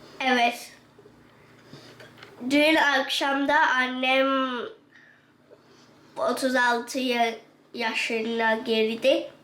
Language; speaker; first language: Turkish; early bilingual, heritage; Turkish